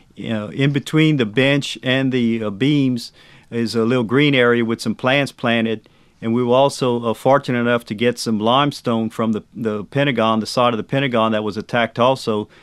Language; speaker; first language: English; early bilingual, other home language; French